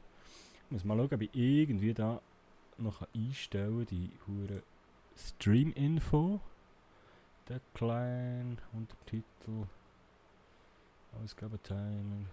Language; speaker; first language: German; native; German